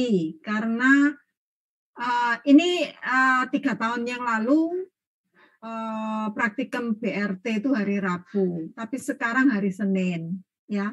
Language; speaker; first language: Indonesian; native; Indonesian